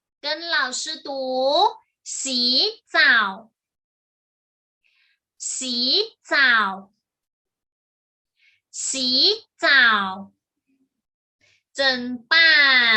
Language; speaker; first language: Chinese; non-native, fluent; Thai